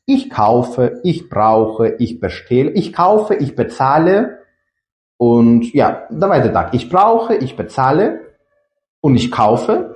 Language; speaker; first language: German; non-native, fluent; Ukrainian